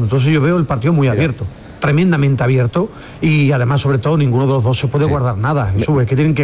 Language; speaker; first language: Spanish; native; Spanish